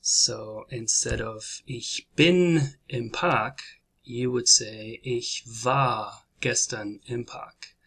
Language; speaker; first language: German; non-native, learner; English